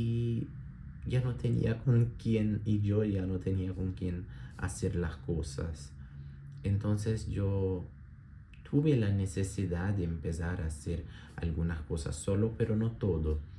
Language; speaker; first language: Spanish; non-native, learner; Portuguese